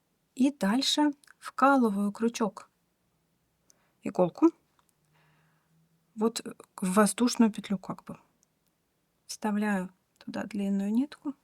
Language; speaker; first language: Russian; native; Russian